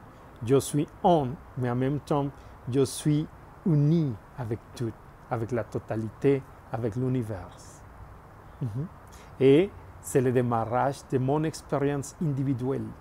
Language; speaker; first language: French; non-native, learner; Spanish